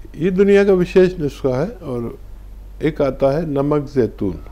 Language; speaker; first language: Hindi; native; Hindi